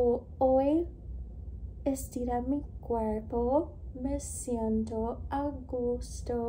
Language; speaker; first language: Spanish; non-native, learner; English